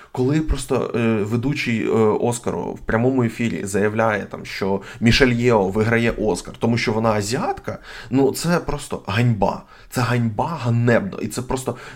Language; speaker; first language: Ukrainian; non-native, local second language; Russian